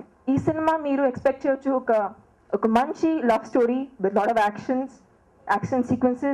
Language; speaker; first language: Telugu; non-native, local second language; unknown